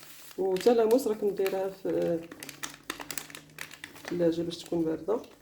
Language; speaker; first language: Arabic; native; Arabic